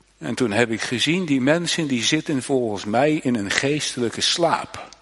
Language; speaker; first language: Dutch; native; Dutch